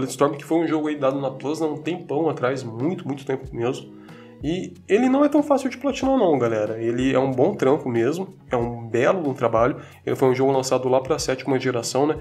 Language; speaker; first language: Portuguese; native; Portuguese